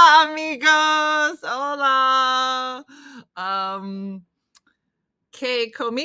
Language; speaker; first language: Spanish; non-native, learner; English